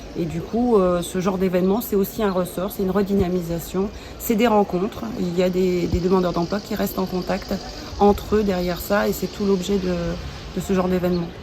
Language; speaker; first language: French; native; French